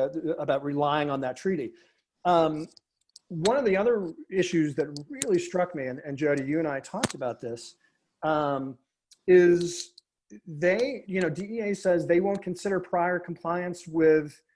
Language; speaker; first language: English; native; English